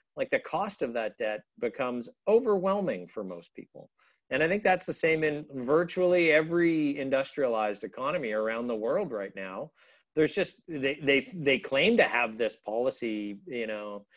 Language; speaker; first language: English; native; English